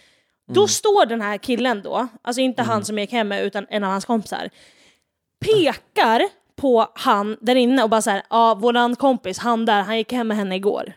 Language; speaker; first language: Swedish; native; Swedish